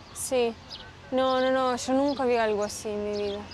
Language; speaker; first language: Spanish; non-native, learner; Russian